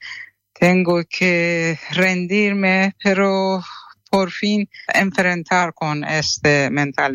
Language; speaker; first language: Spanish; non-native, fluent; Persian